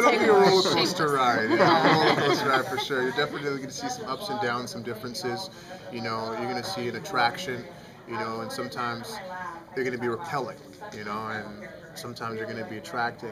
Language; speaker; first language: English; native; English